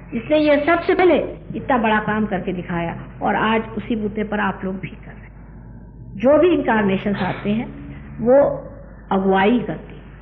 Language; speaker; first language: Hindi; non-native, local second language; Marathi